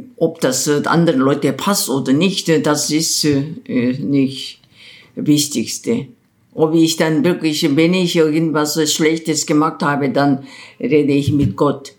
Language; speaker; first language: German; non-native, fluent; Korean